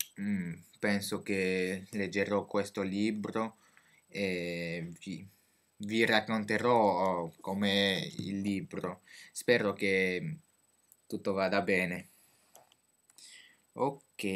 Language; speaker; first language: Italian; non-native, learner; French